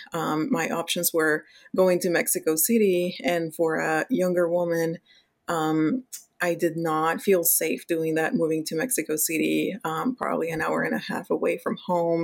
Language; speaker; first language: English; non-native, fluent; Spanish